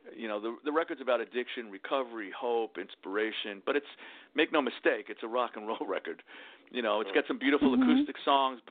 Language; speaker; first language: English; native; English